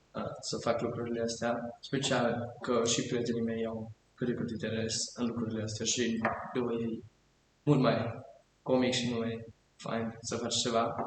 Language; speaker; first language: Romanian; early bilingual, heritage; German